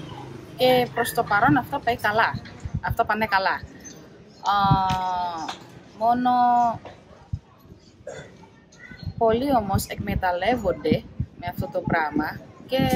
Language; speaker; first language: Greek; non-native, fluent; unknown